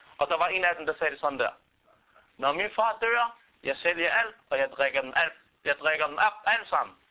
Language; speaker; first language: Danish; non-native, fluent; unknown